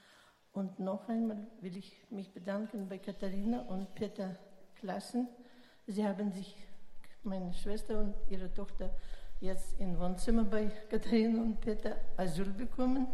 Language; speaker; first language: German; non-native, learner; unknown